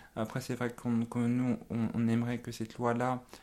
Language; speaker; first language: French; native; French